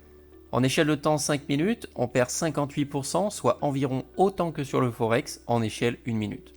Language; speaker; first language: French; native; French